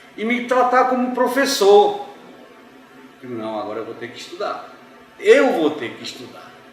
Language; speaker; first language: Portuguese; early bilingual, other home language; Japanese